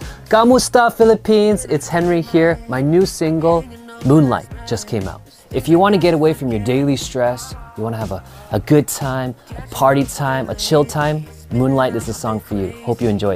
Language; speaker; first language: English; native; English